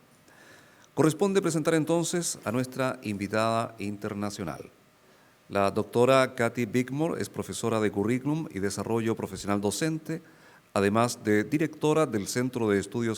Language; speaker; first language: Spanish; native; Spanish